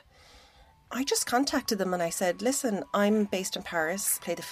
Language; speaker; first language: English; native; English